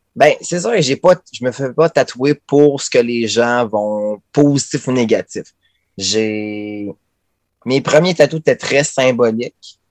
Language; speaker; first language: French; native; French